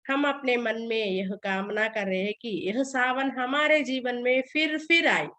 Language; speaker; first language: Hindi; non-native, local second language; Telugu